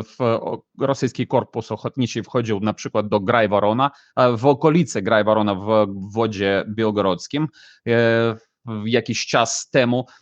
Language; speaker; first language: Polish; non-native, fluent; Ukrainian